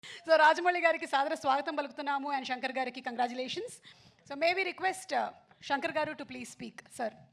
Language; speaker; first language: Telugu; native; Telugu